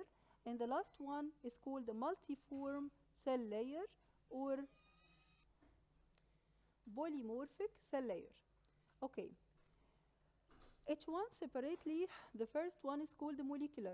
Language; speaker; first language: English; non-native, local second language; Arabic